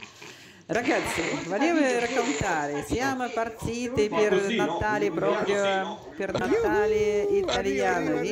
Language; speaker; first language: Italian; non-native, learner; Russian